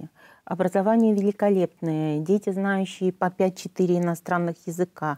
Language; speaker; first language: Russian; native; Russian